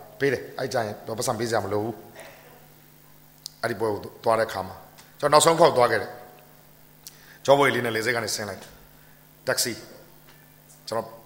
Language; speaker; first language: Burmese; native; Burmese